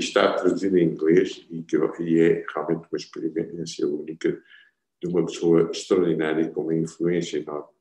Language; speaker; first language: Portuguese; native; Portuguese